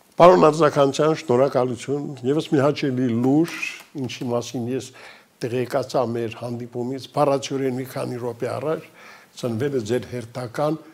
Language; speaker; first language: Armenian; native; Armenian